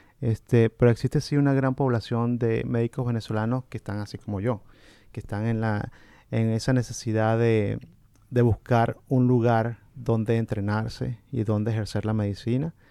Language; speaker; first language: Spanish; native; Spanish